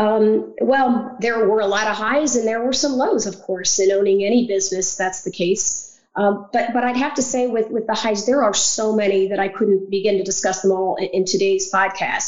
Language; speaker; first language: English; native; English